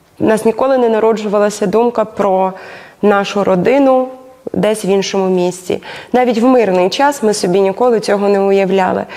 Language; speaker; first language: Ukrainian; native; Ukrainian